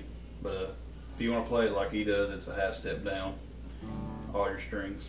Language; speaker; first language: English; native; English